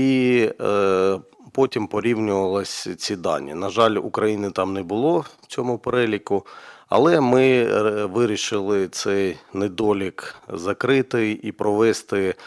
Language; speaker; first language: Ukrainian; native; Ukrainian